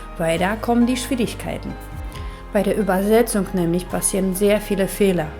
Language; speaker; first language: German; non-native, fluent; Polish